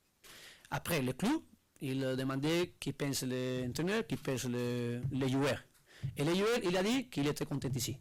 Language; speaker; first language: French; non-native, learner; Spanish